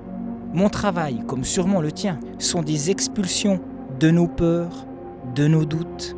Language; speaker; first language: French; native; French